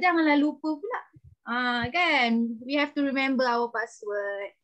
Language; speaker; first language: English; non-native, local second language; Malay